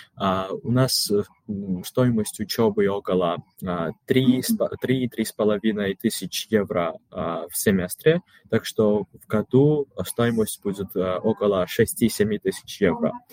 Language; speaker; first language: Russian; non-native, local second language; Georgian